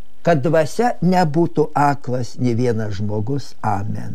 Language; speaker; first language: Lithuanian; native; Lithuanian